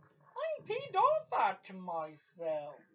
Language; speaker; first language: English; native; English